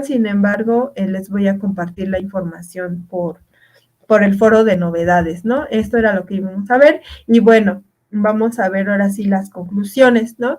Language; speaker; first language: Spanish; native; Spanish